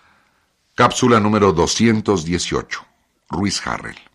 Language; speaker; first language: Spanish; native; Spanish